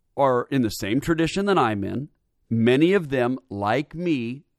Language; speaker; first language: English; native; English